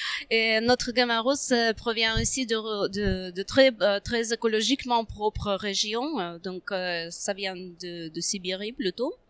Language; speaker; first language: French; non-native, fluent; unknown